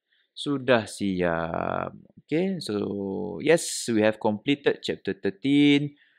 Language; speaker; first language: English; non-native, local second language; Malay